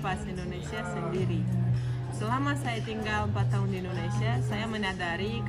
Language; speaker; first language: Indonesian; non-native, fluent; Russian